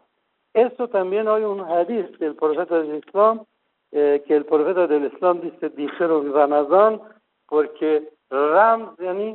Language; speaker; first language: Spanish; non-native, fluent; Persian